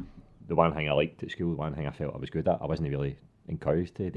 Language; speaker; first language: English; non-native, local second language; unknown